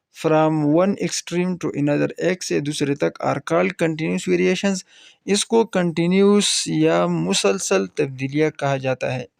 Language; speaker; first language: Urdu; non-native, local second language; Pashto